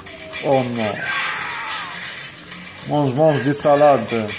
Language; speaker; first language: French; non-native, fluent; Arabic